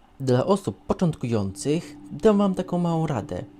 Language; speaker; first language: Polish; native; Polish